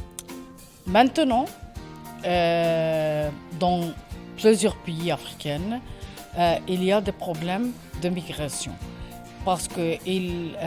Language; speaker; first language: French; non-native, learner; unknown